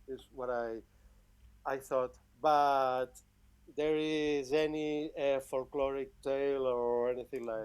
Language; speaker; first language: English; non-native, fluent; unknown